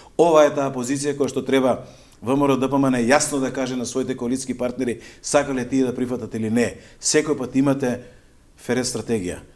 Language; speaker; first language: Macedonian; native; Macedonian